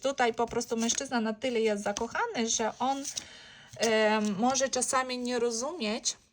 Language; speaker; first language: Polish; non-native, learner; Ukrainian